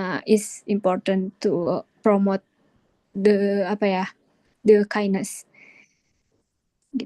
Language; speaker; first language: English; non-native, learner; Indonesian